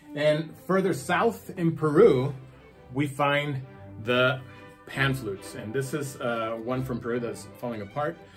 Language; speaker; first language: English; non-native, fluent; Spanish